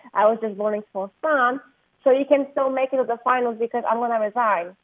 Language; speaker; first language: English; non-native, fluent; Polish